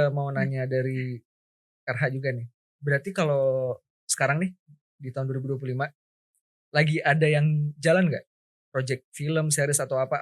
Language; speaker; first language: Indonesian; native; Indonesian